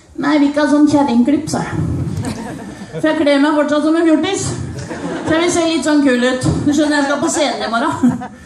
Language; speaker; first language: Norwegian; native; Norwegian